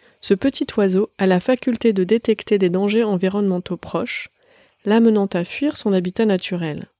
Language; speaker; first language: French; native; French